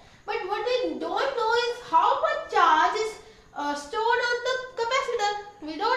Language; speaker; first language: Hindi; native; Hindi